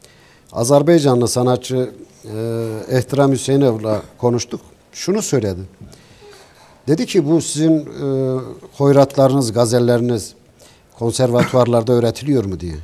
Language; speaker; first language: Turkish; native; Turkish